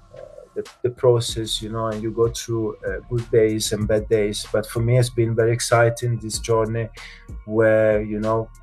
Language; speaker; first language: English; non-native, fluent; Italian